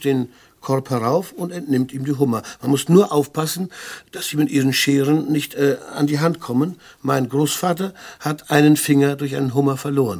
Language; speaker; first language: German; native; German